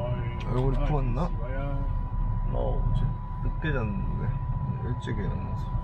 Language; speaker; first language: Korean; native; Korean